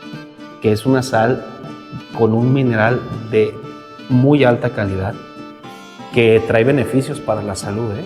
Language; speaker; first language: Spanish; native; Spanish